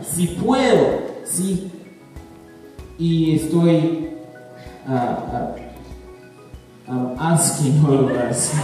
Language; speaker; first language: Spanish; non-native, learner; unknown